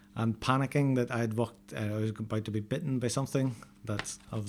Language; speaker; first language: English; native; English